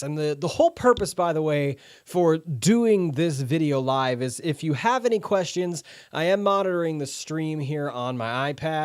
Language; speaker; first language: English; native; English